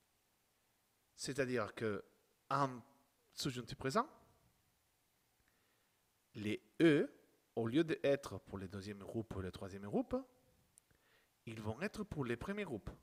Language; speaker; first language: French; non-native, fluent; Spanish